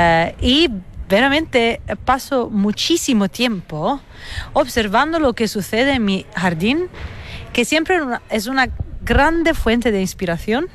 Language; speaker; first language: Spanish; non-native, fluent; Italian